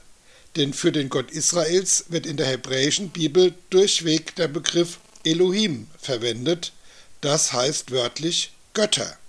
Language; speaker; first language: German; native; German